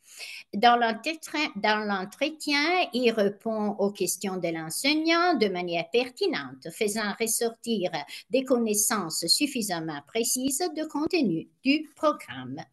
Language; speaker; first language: French; non-native, fluent; Italian